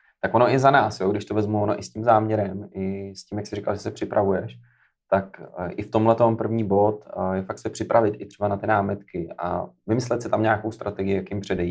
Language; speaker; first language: Czech; native; Czech